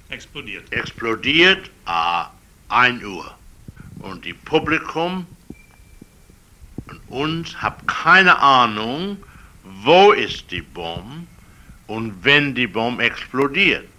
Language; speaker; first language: German; non-native, learner; English